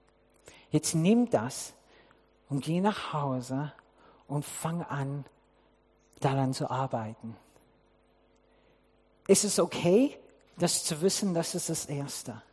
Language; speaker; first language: German; non-native, fluent; English